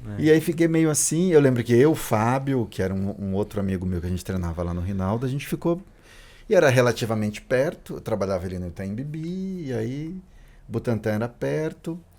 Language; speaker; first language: Portuguese; native; Portuguese